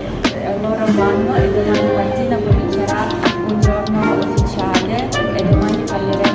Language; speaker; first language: Italian; non-native, fluent; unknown